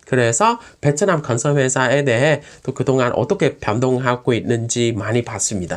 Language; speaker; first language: Korean; non-native, fluent; Vietnamese